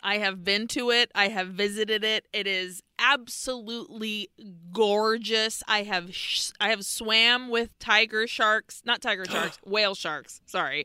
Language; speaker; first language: English; early bilingual, other home language; Spanish